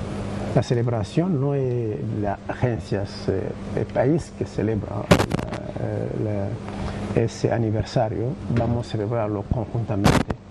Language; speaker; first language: Spanish; non-native, fluent; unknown